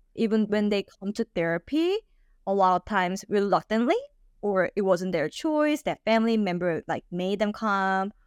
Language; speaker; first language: English; native; English